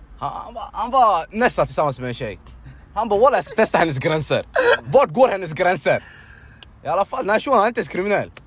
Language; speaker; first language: Swedish; early bilingual, other home language; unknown